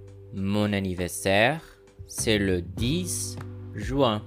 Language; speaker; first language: French; non-native, fluent; Portuguese